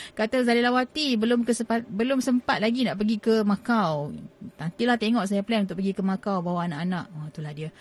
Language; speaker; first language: Malay; native; Malay